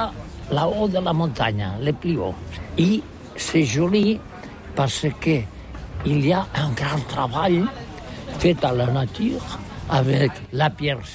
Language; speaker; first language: French; non-native, learner; Catalan